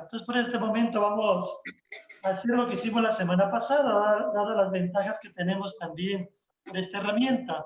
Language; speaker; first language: Spanish; native; Spanish